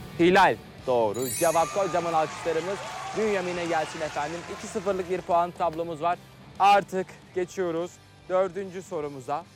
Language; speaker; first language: Turkish; native; Turkish